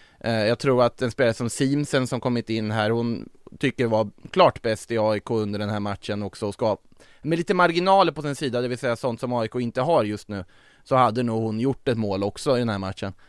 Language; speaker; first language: Swedish; native; Swedish